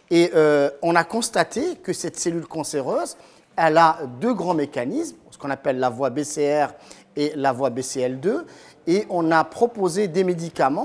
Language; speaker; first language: French; non-native, local second language; Arabic